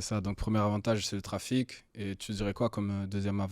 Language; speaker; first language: French; native; French